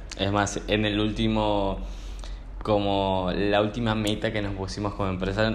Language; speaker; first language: Spanish; native; Spanish